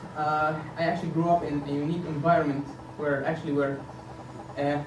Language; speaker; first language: English; non-native, fluent; Arabic